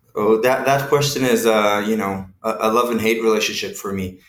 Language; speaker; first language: English; non-native, fluent; Hebrew